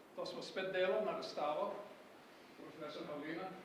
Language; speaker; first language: Slovenian; early bilingual, heritage; Slovenian